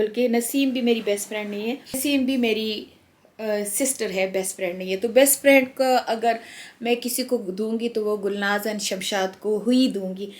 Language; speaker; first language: Urdu; non-native, local second language; Pashto